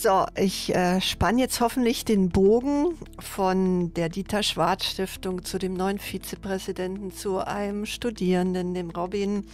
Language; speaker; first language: German; native; German